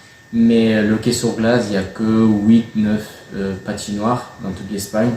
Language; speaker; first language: French; non-native, fluent; Spanish